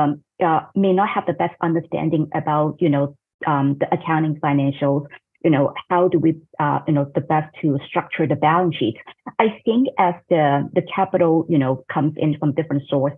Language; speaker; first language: English; non-native, fluent; Cantonese